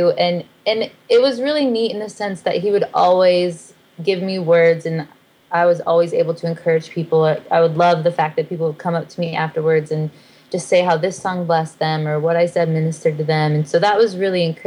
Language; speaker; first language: English; native; English